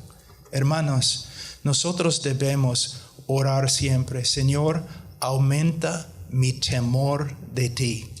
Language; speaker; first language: Spanish; non-native, fluent; English